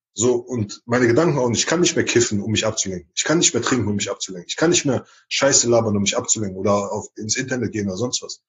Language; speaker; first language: German; early bilingual, other home language; Chechen